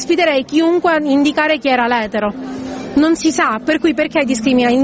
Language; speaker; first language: Italian; native; Italian